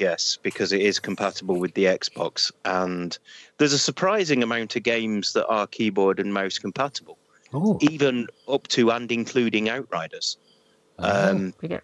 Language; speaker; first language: English; native; English